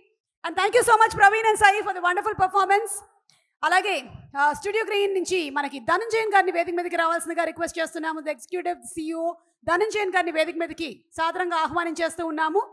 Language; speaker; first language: Telugu; native; Telugu